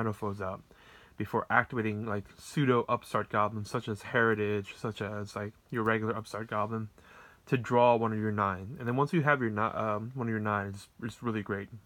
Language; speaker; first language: English; native; English